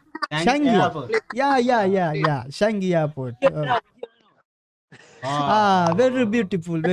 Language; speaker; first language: English; non-native, learner; Sinhala